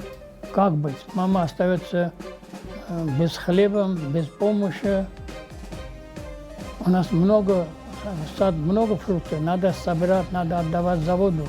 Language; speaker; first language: Russian; non-native, local second language; Armenian